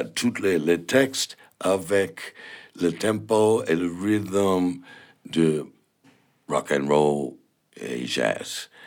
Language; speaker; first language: French; non-native, fluent; English